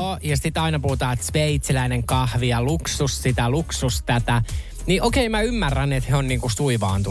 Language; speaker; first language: Finnish; native; Finnish